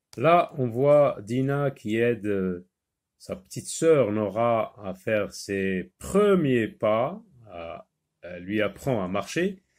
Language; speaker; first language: French; non-native, local second language; Arabic